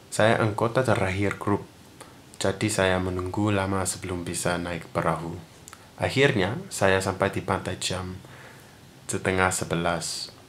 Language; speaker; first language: Indonesian; non-native, learner; English